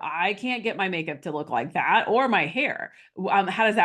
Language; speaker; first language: English; native; English